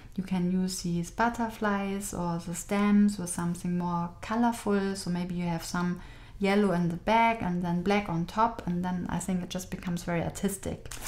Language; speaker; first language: English; non-native, fluent; German